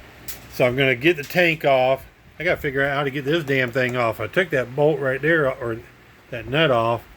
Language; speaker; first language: English; native; English